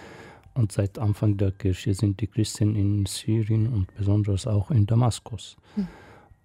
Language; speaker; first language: German; non-native, fluent; Arabic